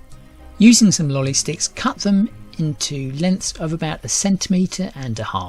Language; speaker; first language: English; native; English